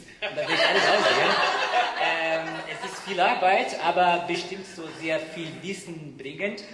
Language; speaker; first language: German; non-native, fluent; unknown